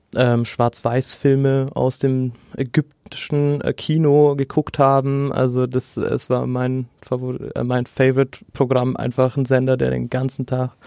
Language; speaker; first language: German; early bilingual, other home language; Arabic